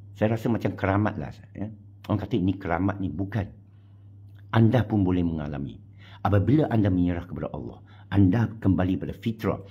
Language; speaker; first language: Malay; non-native, local second language; Chinese